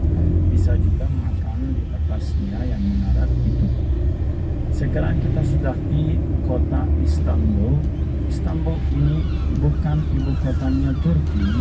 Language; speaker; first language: Indonesian; non-native, fluent; Turkish